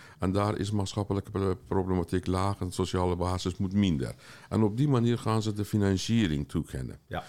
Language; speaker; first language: Dutch; non-native, fluent; Persian